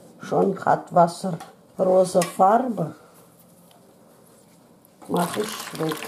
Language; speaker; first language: German; non-native, fluent; Russian